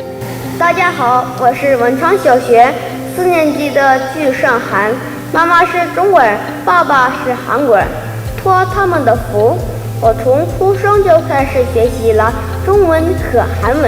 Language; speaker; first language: Chinese; early bilingual, heritage; Chinese